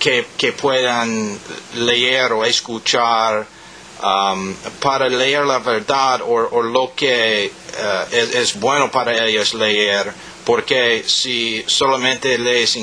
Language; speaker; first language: Spanish; non-native, learner; English